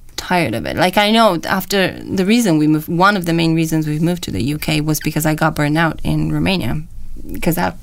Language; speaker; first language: English; non-native, fluent; Romanian